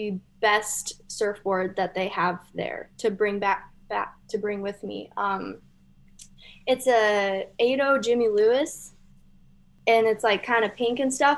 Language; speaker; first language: English; native; English